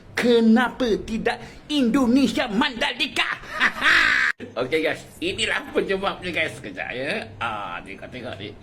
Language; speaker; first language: Malay; native; Malay